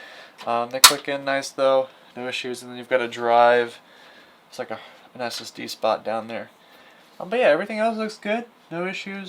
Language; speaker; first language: English; native; English